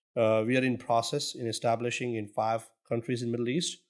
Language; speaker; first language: English; non-native, local second language; Gujarati